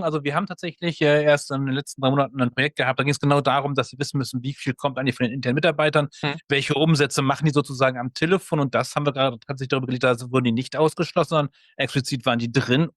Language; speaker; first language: German; native; German